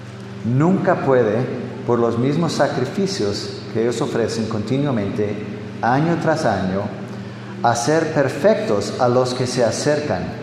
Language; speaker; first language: Spanish; non-native, fluent; English